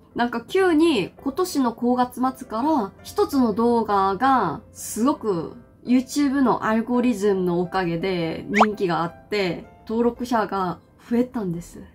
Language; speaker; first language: Japanese; non-native, fluent; Korean